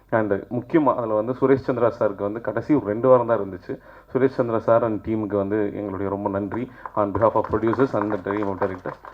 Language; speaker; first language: Tamil; native; Tamil